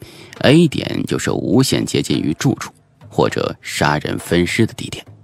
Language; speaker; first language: Chinese; native; Chinese